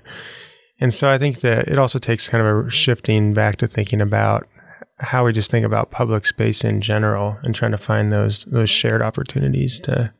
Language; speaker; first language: English; native; English